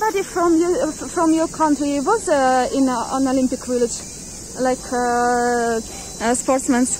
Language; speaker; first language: English; non-native, learner; Russian